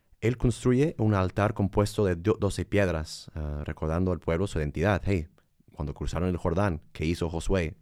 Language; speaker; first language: Spanish; non-native, fluent; English